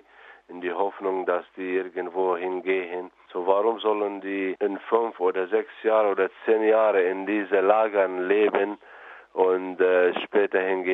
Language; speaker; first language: German; non-native, fluent; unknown